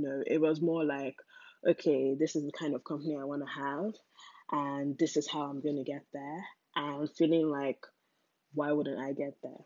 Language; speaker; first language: English; non-native, local second language; Yoruba